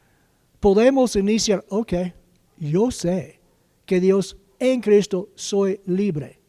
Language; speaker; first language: Spanish; non-native, learner; English